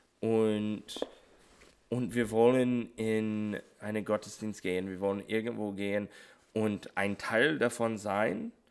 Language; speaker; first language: German; non-native, fluent; English